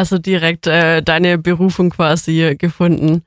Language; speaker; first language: German; native; German